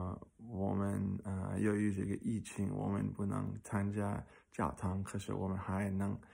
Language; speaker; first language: Chinese; non-native, learner; English